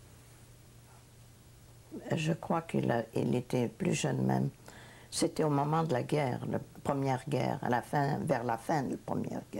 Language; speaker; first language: French; non-native, fluent; Hungarian